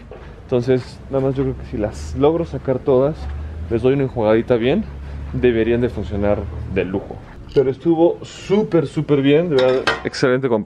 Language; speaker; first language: Spanish; native; Spanish